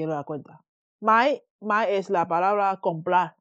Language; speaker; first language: Spanish; non-native, fluent; Chinese